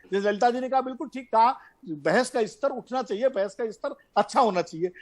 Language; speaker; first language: Hindi; native; Hindi